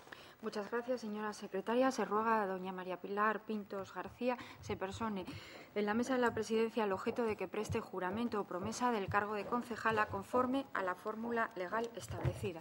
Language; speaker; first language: Spanish; native; Spanish